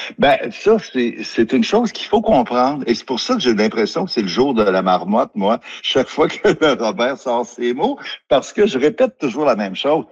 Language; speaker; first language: French; native; French